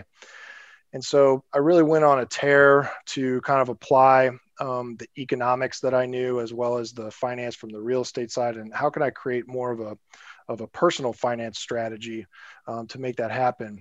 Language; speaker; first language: English; native; English